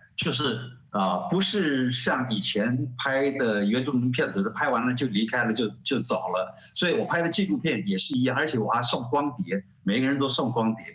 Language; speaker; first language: Chinese; native; Chinese